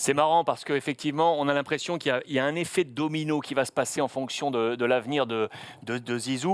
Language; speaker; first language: French; native; French